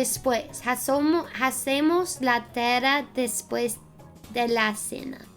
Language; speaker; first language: Spanish; non-native, learner; English